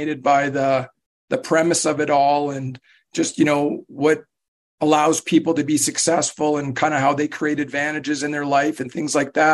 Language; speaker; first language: English; native; English